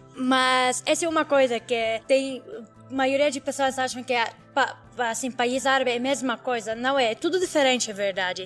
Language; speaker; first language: Portuguese; non-native, learner; Arabic